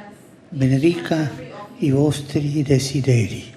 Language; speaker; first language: Italian; non-native, fluent; Spanish